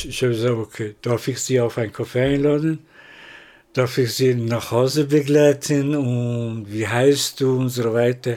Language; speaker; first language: German; non-native, learner; Persian